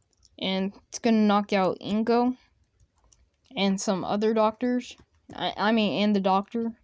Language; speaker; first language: English; native; English